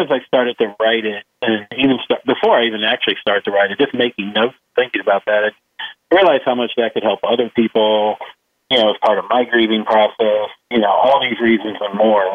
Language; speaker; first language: English; native; English